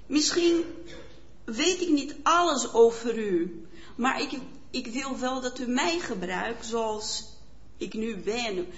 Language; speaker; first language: Dutch; non-native, fluent; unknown